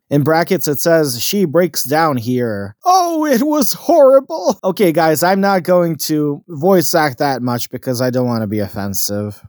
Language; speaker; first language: English; non-native, fluent; Bosnian